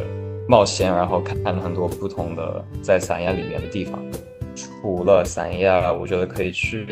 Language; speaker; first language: Chinese; non-native, fluent; English